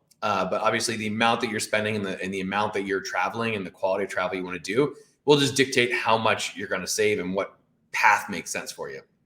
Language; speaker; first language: English; native; English